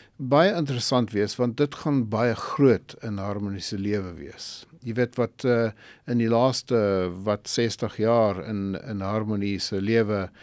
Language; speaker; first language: Afrikaans; non-native, local second language; English